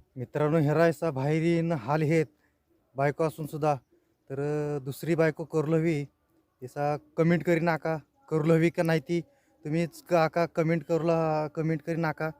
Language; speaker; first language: Marathi; non-native, local second language; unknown